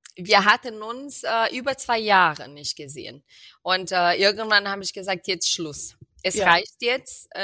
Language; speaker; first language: German; non-native, fluent; Portuguese